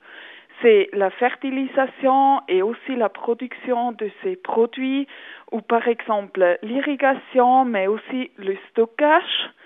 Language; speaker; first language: French; non-native, local second language; German